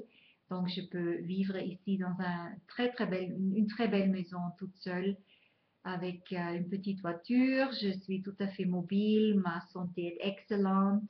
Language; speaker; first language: French; non-native, fluent; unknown